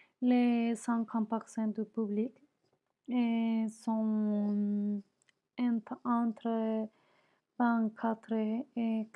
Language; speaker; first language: French; non-native, learner; Spanish